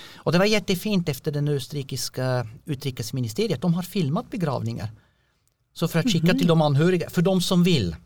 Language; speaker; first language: Swedish; non-native, fluent; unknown